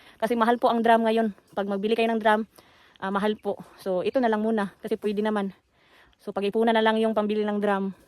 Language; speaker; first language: Filipino; non-native, local second language; Cebuano